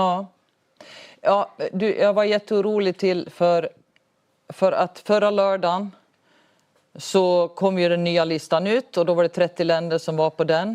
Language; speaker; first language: Swedish; native; Swedish